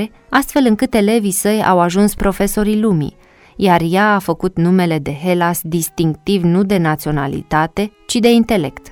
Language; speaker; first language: Romanian; native; Romanian